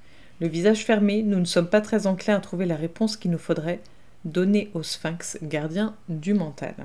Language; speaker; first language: French; native; French